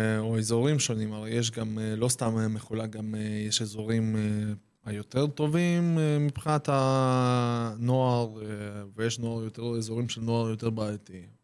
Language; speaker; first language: Hebrew; early bilingual, other home language; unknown